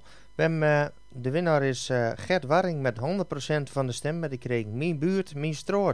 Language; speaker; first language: Dutch; native; Dutch